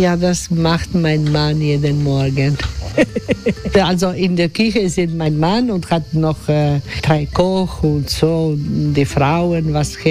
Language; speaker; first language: German; non-native, learner; Croatian